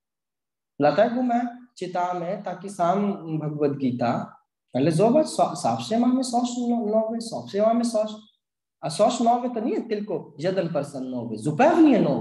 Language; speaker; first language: Polish; non-native, learner; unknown